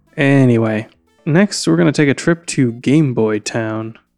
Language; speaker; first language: English; native; English